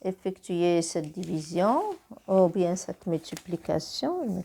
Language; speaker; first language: French; non-native, local second language; Arabic